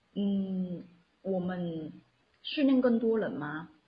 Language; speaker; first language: Chinese; non-native, local second language; Min Nan Chinese